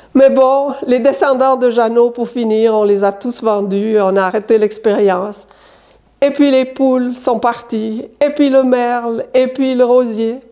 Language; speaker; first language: French; native; French